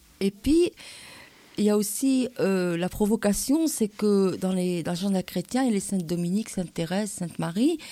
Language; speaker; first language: French; non-native, local second language; Arabic